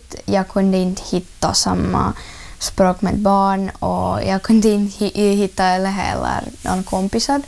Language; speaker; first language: Swedish; non-native, learner; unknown